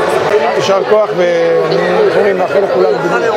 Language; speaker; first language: Hebrew; native; Hebrew